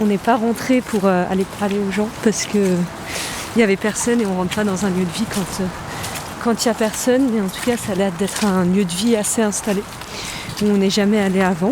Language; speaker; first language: French; native; French